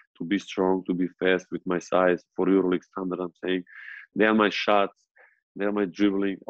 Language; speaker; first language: English; non-native, fluent; Serbian